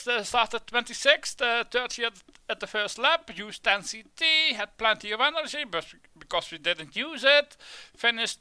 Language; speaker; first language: English; non-native, fluent; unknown